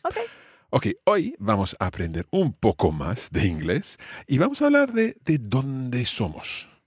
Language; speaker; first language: Spanish; non-native, fluent; English